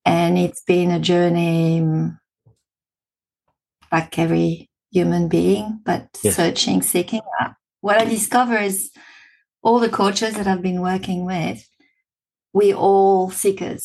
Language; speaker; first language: English; non-native, fluent; French